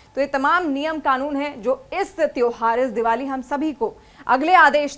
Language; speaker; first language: Hindi; native; Hindi